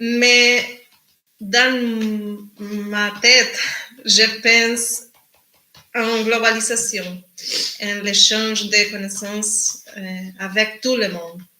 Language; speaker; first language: French; non-native, learner; Spanish